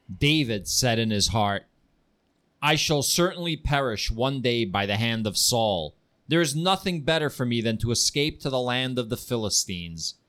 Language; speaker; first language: English; early bilingual, heritage; Ukrainian